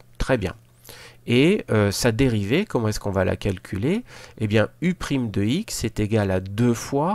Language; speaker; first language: French; native; French